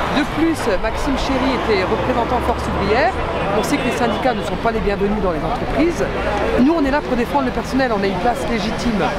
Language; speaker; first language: French; native; French